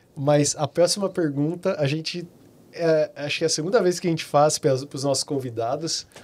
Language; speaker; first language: Portuguese; native; Portuguese